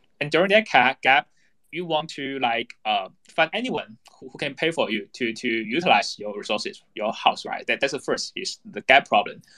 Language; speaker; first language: English; non-native, fluent; Chinese